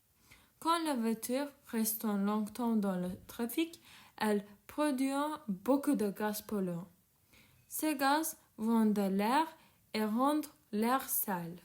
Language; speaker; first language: French; non-native, learner; Turkish